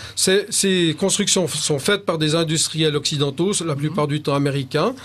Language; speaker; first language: French; native; French